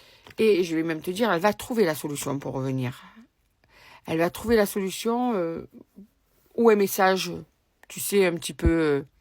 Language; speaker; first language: French; native; French